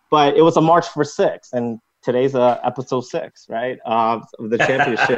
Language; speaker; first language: English; non-native, local second language; Cantonese